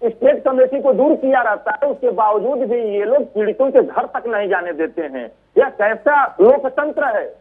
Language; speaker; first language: Hindi; native; Hindi